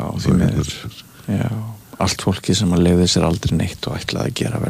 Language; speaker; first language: Icelandic; native; Icelandic